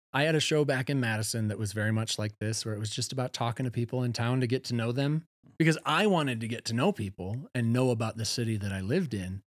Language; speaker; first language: English; native; English